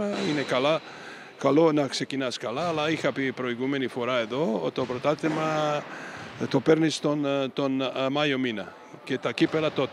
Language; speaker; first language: Greek; non-native, fluent; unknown